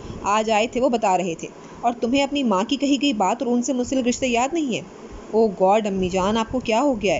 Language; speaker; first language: Urdu; native; Urdu